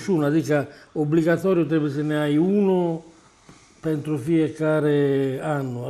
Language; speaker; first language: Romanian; non-native, learner; Italian